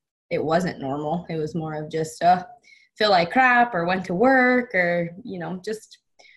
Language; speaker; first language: English; native; English